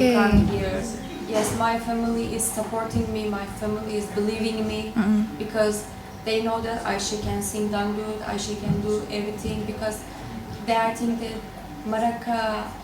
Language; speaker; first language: English; non-native, learner; Turkish